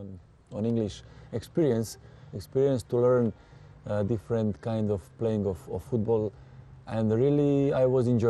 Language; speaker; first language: English; non-native, fluent; Serbian